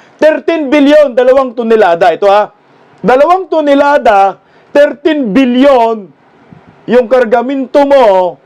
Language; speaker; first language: Filipino; non-native, local second language; Cebuano